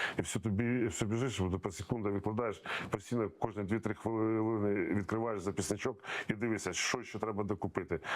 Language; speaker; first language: Ukrainian; non-native, local second language; Russian